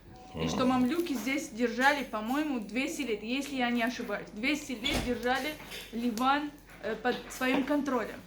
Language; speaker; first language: Russian; native; Russian